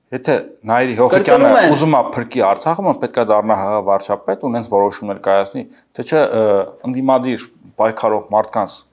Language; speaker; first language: Armenian; native; Armenian